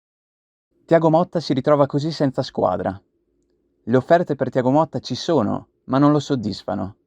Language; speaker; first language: Italian; native; Italian